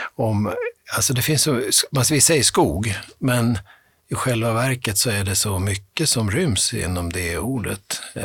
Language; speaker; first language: Swedish; native; Swedish